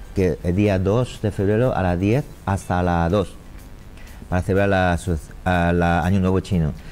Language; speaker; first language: Spanish; non-native, learner; Chinese